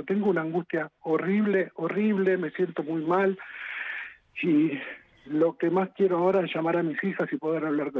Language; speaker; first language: Spanish; native; Spanish